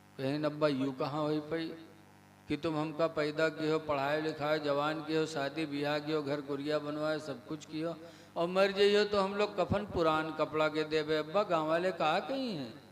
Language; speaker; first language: Hindi; native; Hindi